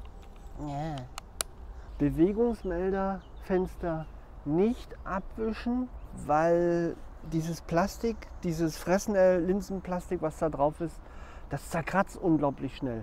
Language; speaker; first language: German; native; German